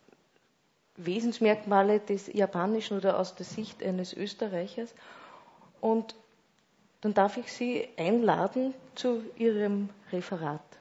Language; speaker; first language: German; native; German